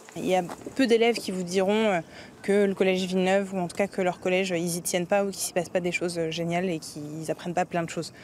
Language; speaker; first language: French; native; French